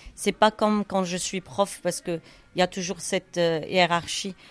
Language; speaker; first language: French; non-native, fluent; Arabic